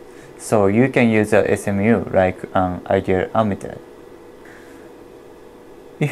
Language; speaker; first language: English; non-native, fluent; Japanese